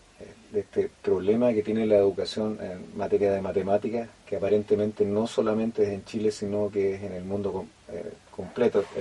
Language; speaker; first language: Spanish; native; Spanish